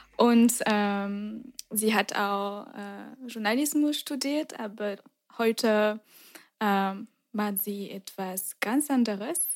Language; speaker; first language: German; non-native, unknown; French